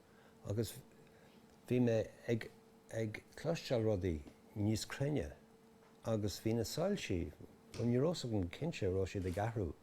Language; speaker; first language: Irish; non-native, local second language; English